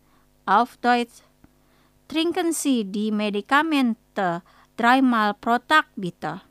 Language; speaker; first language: German; non-native, fluent; Indonesian